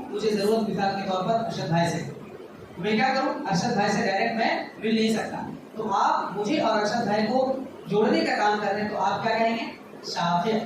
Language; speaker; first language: Urdu; native; Urdu